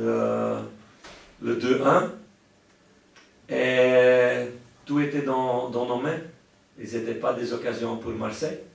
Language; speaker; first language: French; non-native, local second language; Dutch